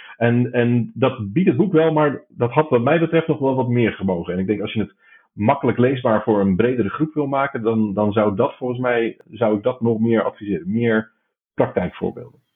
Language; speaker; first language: Dutch; native; Dutch